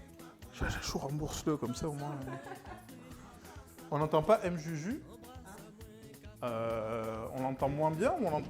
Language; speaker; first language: French; native; French